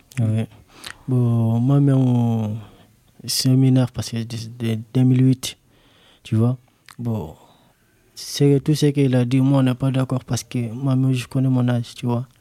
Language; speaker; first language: French; non-native, local second language; Soninke